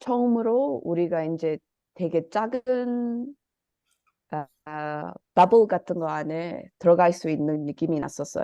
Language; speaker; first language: Korean; early bilingual, heritage; Korean